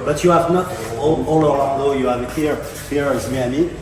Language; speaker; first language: English; non-native, learner; French